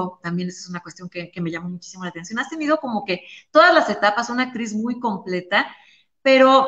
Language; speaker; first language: Spanish; native; Spanish